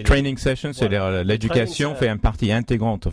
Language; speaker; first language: French; native; French